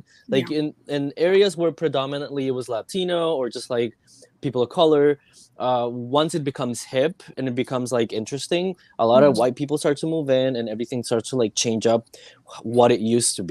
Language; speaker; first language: English; non-native, fluent; Spanish